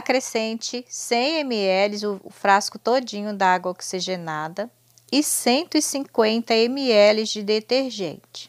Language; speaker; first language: Portuguese; native; Portuguese